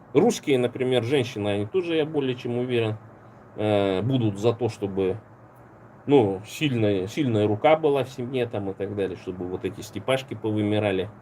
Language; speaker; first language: Russian; native; Russian